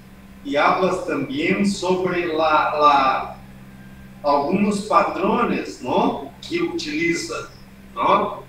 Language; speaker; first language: Spanish; non-native, learner; Portuguese